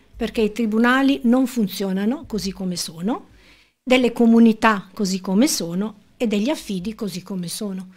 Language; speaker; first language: Italian; native; Italian